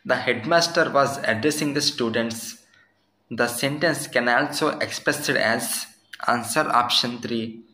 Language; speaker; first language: English; non-native, local second language; Telugu